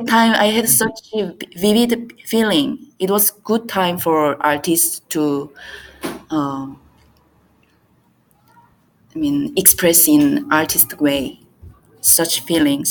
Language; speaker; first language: English; non-native, learner; Korean